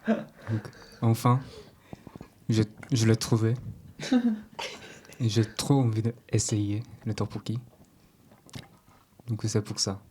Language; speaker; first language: French; non-native, learner; Korean